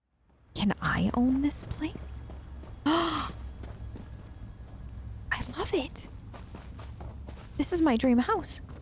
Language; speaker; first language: English; native; English